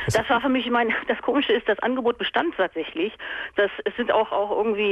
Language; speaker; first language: German; native; German